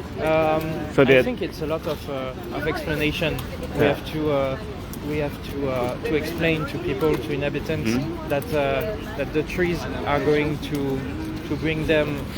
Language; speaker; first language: English; non-native, fluent; French